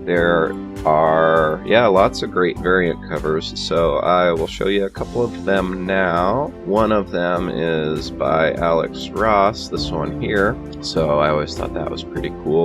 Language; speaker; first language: English; native; English